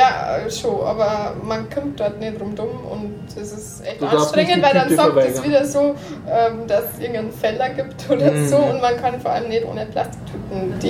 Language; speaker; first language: German; native; German